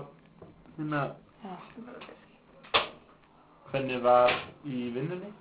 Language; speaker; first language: Icelandic; non-native, learner; English